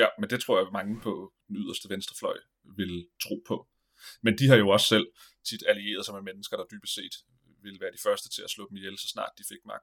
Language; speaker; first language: Danish; native; Danish